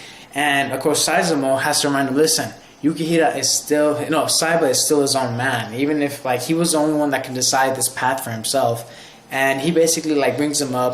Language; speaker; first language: English; native; English